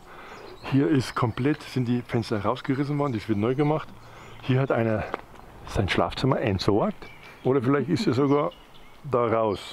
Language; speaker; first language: German; native; German